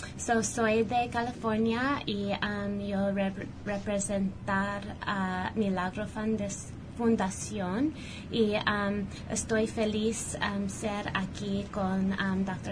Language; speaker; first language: Spanish; non-native, learner; English